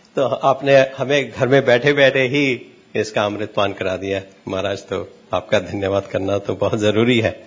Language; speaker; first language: Hindi; native; Hindi